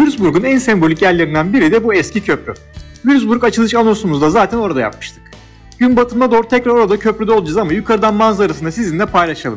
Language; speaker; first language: Turkish; native; Turkish